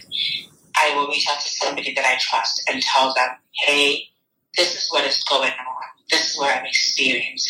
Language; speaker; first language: English; non-native, local second language; Akan